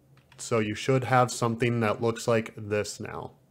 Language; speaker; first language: English; native; English